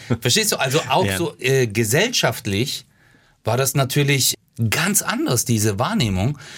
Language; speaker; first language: German; early bilingual, other home language; Turkish